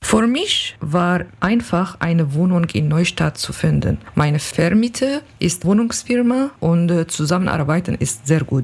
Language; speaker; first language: German; non-native, learner; Kurdish